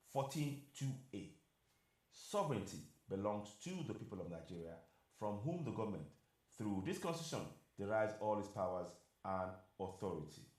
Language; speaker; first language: English; non-native, local second language; Yoruba